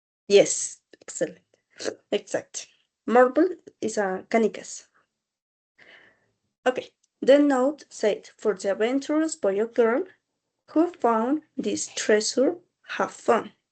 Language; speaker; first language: English; non-native, learner; Spanish